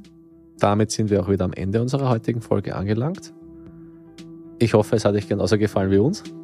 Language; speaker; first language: German; native; German